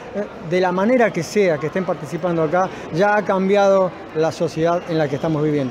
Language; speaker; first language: Spanish; native; Spanish